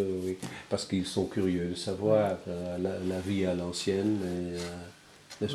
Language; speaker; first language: French; non-native, fluent; Dutch